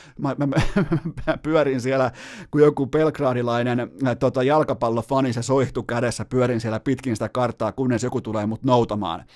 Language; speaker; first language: Finnish; native; Finnish